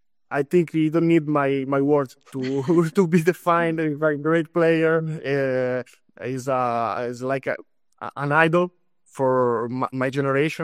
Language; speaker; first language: English; non-native, fluent; Italian